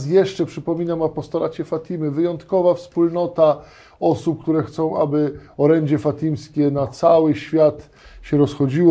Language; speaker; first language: Polish; native; Polish